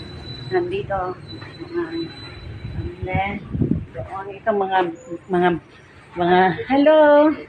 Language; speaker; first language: Filipino; non-native, local second language; Cebuano